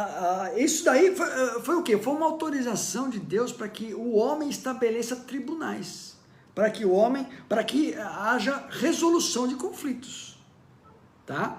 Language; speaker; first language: Portuguese; native; Portuguese